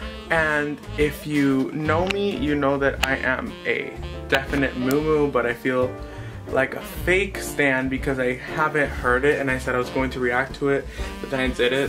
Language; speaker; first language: English; early bilingual, other home language; Spanish